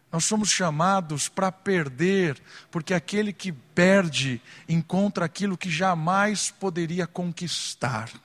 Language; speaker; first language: Portuguese; native; Portuguese